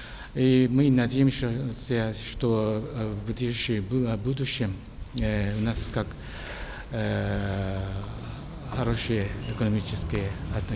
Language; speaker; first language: Russian; non-native, learner; Japanese